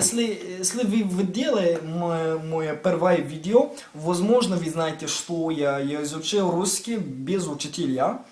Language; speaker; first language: Russian; non-native, learner; English